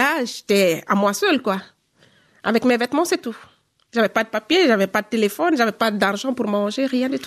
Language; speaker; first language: French; non-native, local second language; Fula